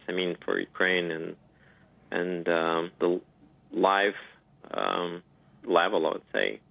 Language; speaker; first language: English; non-native, fluent; Ukrainian